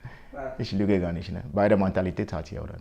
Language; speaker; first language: German; non-native, fluent; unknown